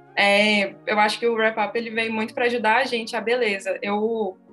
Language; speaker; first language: Portuguese; native; Portuguese